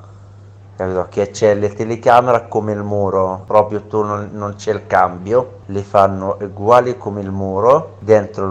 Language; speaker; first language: Italian; non-native, learner; Arabic